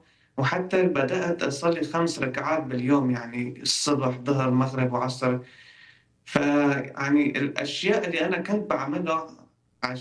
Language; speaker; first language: Arabic; non-native, local second language; Kurdish